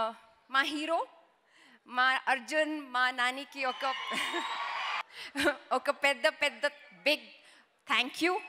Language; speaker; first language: Telugu; non-native, learner; Kannada